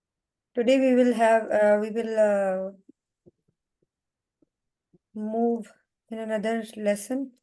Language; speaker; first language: English; non-native, learner; Urdu